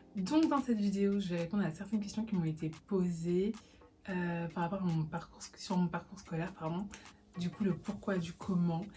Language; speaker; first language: French; early bilingual, other home language; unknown